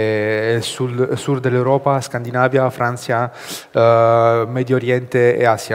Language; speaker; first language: Spanish; non-native, learner; Italian